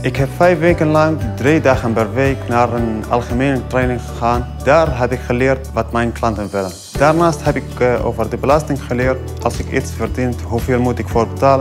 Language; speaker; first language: Dutch; non-native, learner; Arabic